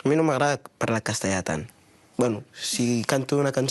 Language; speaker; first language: Catalan; non-native, local second language; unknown